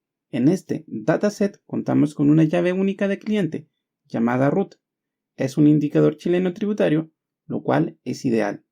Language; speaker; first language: Spanish; native; Spanish